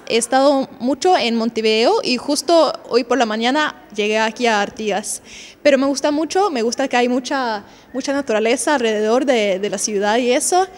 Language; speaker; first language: Spanish; non-native, fluent; Swedish